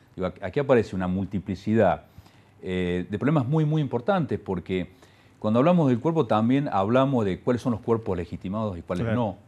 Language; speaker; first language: Spanish; native; Spanish